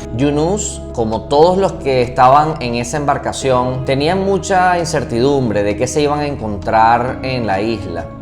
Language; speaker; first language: Spanish; native; Spanish